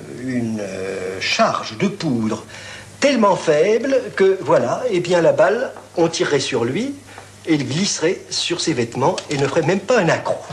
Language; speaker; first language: French; native; French